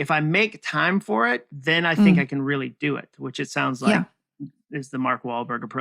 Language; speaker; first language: English; native; English